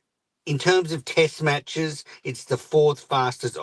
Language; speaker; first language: English; native; English